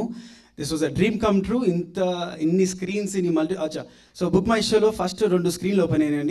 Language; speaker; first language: Telugu; native; Telugu